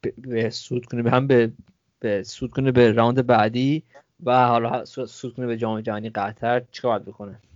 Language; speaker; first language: Persian; early bilingual, heritage; Persian